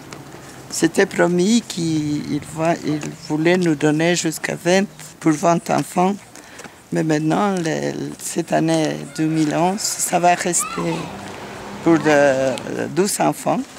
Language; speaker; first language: French; non-native, fluent; Spanish